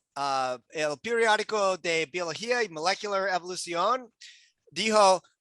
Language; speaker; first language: Spanish; non-native, learner; English